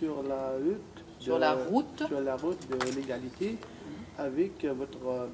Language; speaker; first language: French; non-native, learner; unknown